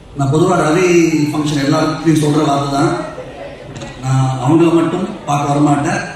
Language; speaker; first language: Tamil; native; Tamil